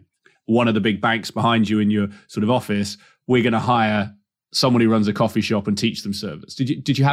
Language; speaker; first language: English; native; English